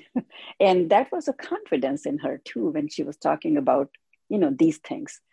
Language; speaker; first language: English; non-native, local second language; Hindi